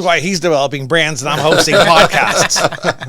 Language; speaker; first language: English; native; English